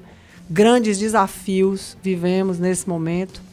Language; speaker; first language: Portuguese; native; Portuguese